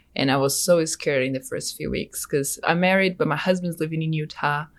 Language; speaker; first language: English; non-native, fluent; Portuguese